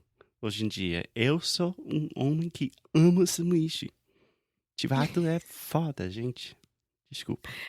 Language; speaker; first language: Portuguese; non-native, fluent; English